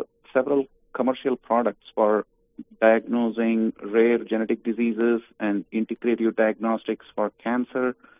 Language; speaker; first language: English; non-native, local second language; Kannada